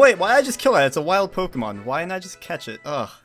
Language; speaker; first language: English; native; English